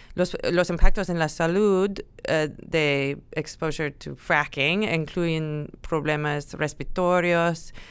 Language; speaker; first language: Spanish; non-native, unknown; English